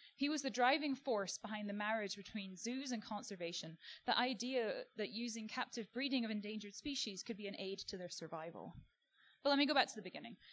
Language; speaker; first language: English; native; English